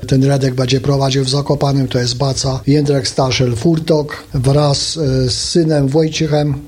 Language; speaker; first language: Polish; native; Polish